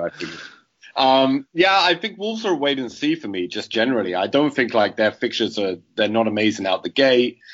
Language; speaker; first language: English; native; English